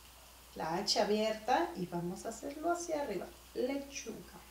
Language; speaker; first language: Spanish; native; Spanish